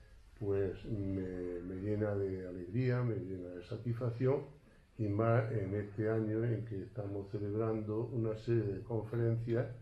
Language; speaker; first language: Spanish; native; Spanish